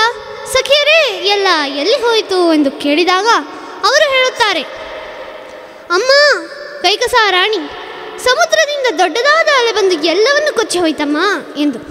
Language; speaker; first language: Kannada; native; Kannada